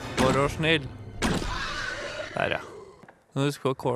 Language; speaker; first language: Norwegian; native; Norwegian